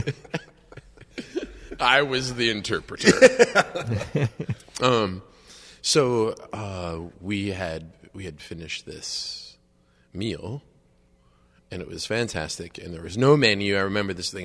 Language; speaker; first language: English; native; English